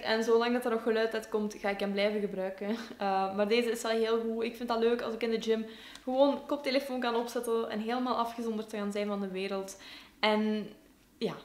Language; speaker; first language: Dutch; native; Dutch